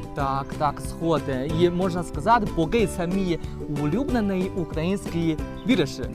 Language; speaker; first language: Ukrainian; non-native, learner; Chinese